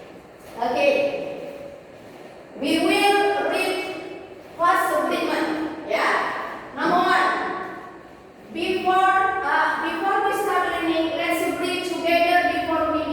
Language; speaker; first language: English; non-native, fluent; Indonesian